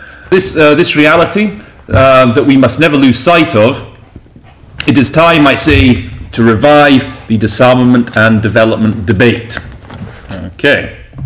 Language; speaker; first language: English; native; English